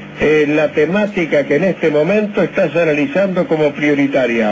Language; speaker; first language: Spanish; native; Spanish